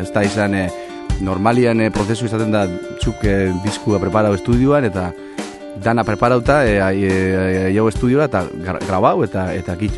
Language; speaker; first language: Basque; native; Basque